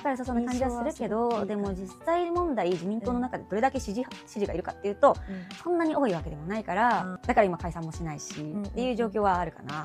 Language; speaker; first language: Japanese; native; Japanese